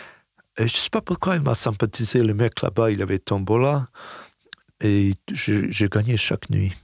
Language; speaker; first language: French; non-native, fluent; Bosnian